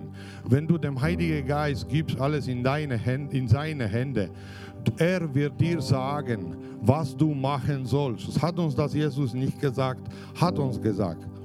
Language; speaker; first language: German; non-native, fluent; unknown